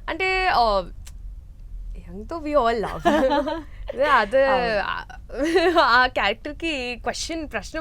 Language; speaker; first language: Telugu; non-native, learner; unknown